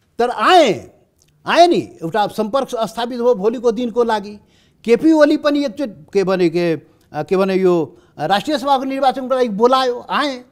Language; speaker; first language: Nepali; non-native, local second language; Maithili